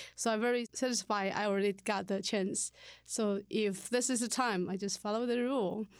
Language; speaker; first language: English; non-native, learner; Chinese